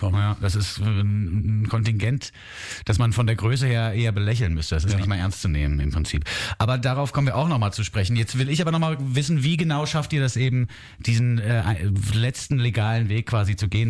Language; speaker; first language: German; native; German